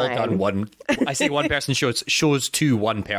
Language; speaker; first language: English; native; English